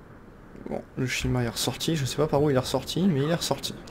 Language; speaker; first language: French; native; French